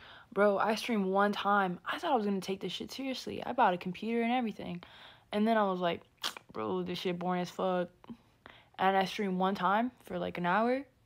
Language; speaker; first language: English; early bilingual, other home language; Spanish